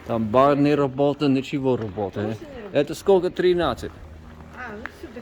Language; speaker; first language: Russian; non-native, learner; English